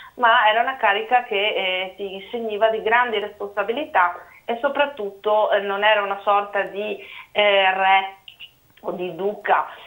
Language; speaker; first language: Italian; native; Italian